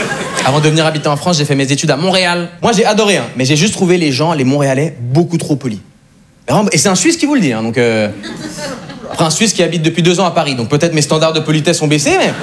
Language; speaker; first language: French; native; French